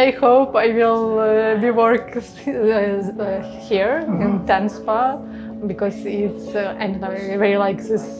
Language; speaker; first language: English; non-native, learner; Ukrainian